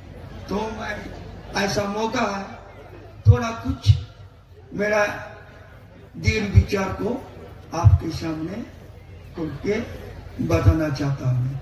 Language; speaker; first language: Hindi; non-native, learner; Japanese